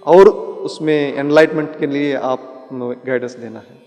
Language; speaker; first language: Hindi; non-native, local second language; Kannada